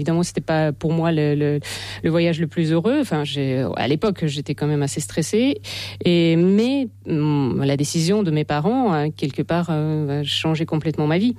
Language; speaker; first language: French; non-native, fluent; Russian